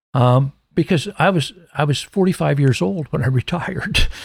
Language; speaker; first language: English; native; English